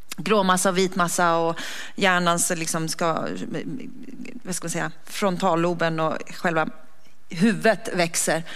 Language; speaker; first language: Swedish; native; Swedish